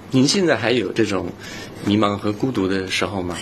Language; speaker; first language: Chinese; non-native, fluent; English